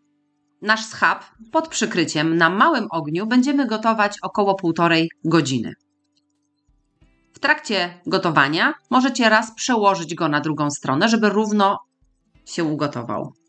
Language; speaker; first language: Polish; native; Polish